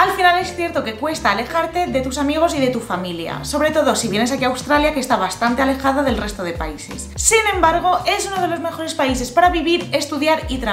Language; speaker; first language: Spanish; native; Spanish